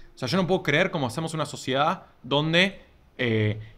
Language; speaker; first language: Spanish; native; Spanish